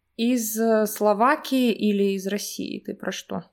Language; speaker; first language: Russian; native; Russian